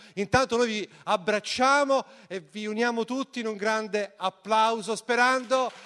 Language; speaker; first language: Italian; native; Italian